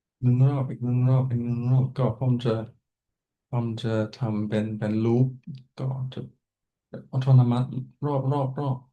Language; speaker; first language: Thai; non-native, fluent; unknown